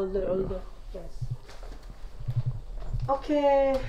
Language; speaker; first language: English; non-native, learner; Filipino